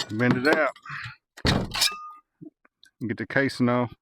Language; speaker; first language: English; native; English